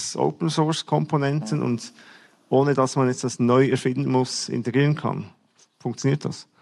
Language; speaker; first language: German; native; German